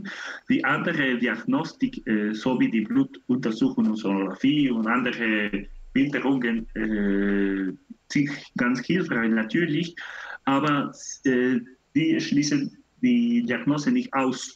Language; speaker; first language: German; non-native, learner; Spanish